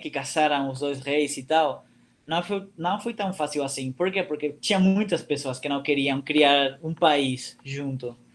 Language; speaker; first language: Portuguese; non-native, fluent; Catalan